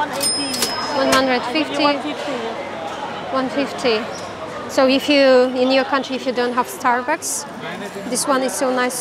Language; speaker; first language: English; non-native, learner; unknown